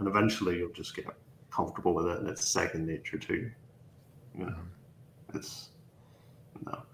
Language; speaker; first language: English; native; English